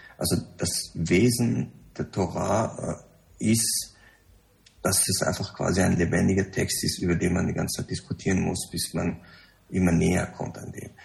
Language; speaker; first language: German; early bilingual, other home language; Persian